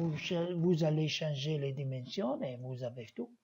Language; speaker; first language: French; non-native, learner; Italian